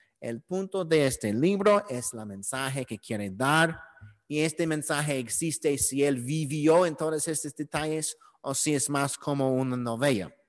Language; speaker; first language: Spanish; non-native, learner; English